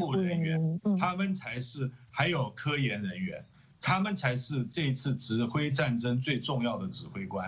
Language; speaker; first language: Chinese; native; Chinese